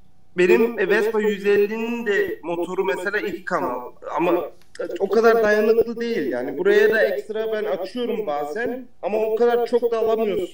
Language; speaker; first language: Turkish; early bilingual, heritage; Turkish